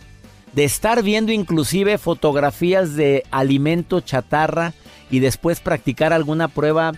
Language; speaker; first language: Spanish; native; Spanish